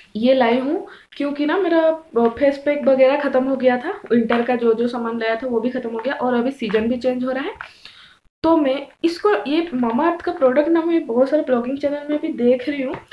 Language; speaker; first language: Hindi; non-native, local second language; Odia